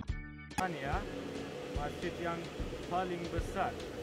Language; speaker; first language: Indonesian; non-native, fluent; Turkish